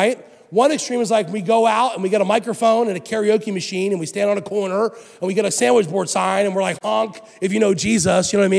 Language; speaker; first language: English; native; English